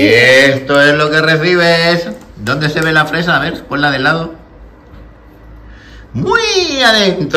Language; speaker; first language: Spanish; native; Spanish